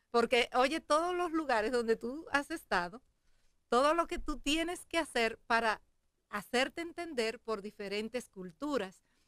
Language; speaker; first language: Spanish; native; Spanish